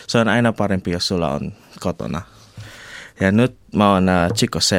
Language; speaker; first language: Finnish; non-native, learner; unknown